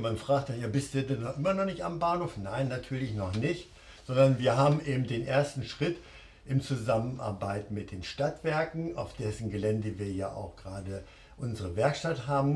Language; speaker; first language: German; native; German